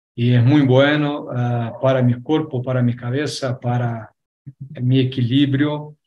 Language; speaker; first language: Spanish; native; Spanish